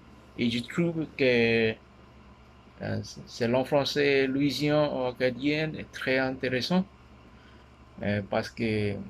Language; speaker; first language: French; non-native, learner; Min Nan Chinese